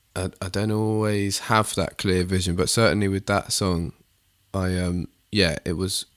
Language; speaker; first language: English; native; English